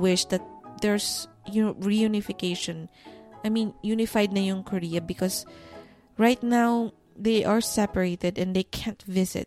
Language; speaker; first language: English; non-native, local second language; Filipino